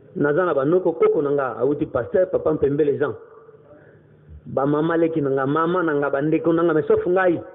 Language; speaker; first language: Lingala; non-native, local second language; Kongo